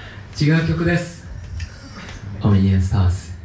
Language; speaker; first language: Japanese; non-native, learner; Korean